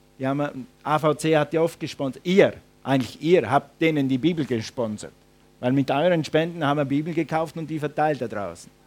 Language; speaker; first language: German; non-native, fluent; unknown